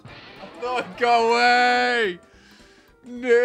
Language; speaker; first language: English; native; English